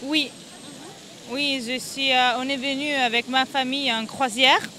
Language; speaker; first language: French; non-native, fluent; Italian